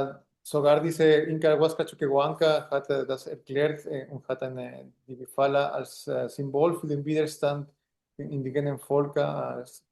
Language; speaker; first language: German; non-native, fluent; Spanish